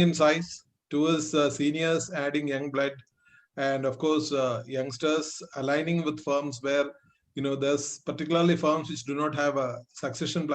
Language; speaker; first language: English; non-native, local second language; Malayalam